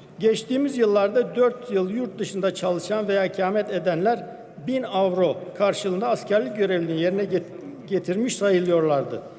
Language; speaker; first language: Turkish; non-native, local second language; Kurdish